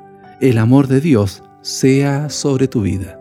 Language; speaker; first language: Spanish; native; Spanish